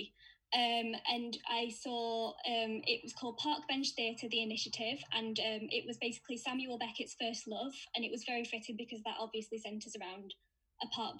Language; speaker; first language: English; native; English